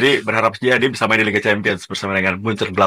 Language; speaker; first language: Indonesian; native; Indonesian